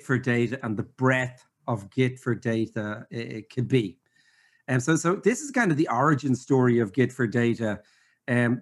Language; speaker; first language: English; native; English